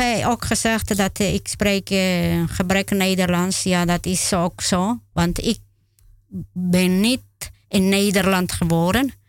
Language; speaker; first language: Dutch; non-native, learner; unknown